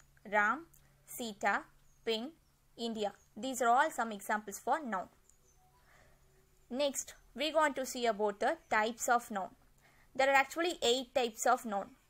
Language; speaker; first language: English; non-native, local second language; Tamil